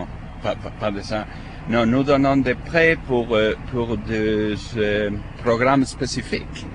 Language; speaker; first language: French; non-native, fluent; Spanish